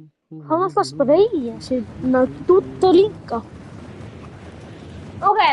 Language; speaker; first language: Icelandic; early bilingual, heritage; Icelandic